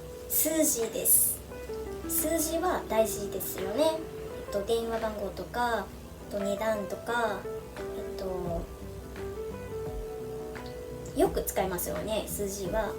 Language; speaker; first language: Japanese; non-native, fluent; Vietnamese